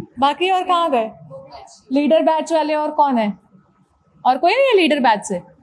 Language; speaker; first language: Hindi; native; Hindi